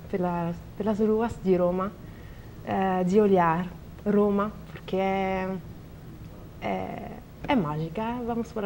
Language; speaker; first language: Portuguese; non-native, learner; Italian